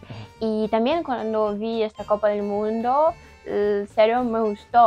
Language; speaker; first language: Spanish; non-native, learner; Ukrainian